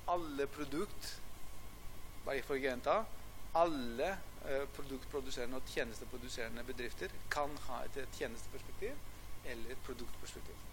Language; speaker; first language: Norwegian; non-native, fluent; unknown